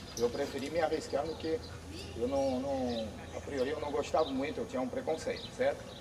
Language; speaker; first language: Portuguese; non-native, fluent; French